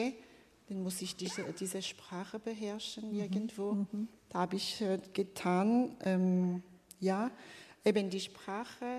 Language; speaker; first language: German; non-native, fluent; Malagasy